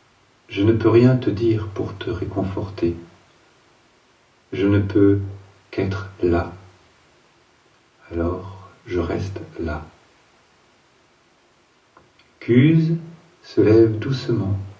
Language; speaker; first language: French; native; French